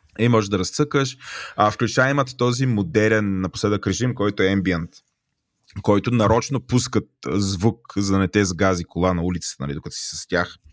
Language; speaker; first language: Bulgarian; native; Bulgarian